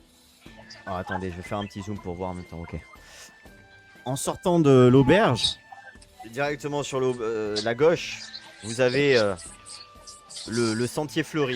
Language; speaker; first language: French; native; French